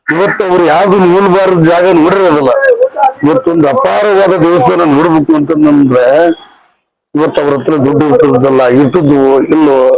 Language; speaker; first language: Kannada; native; Kannada